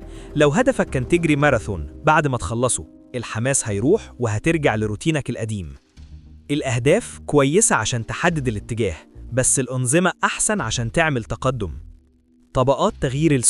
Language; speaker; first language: Arabic; native; Arabic